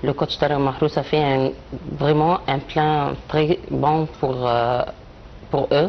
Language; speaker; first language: French; non-native, learner; Arabic